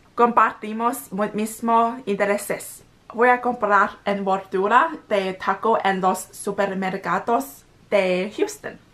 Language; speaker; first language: Spanish; non-native, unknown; English